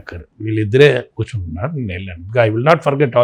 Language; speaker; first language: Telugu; non-native, local second language; Tamil